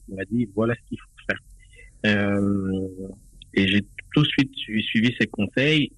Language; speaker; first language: French; non-native, local second language; Haitian Creole